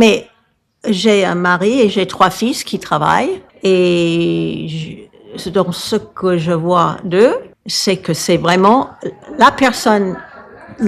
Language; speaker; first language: French; non-native, fluent; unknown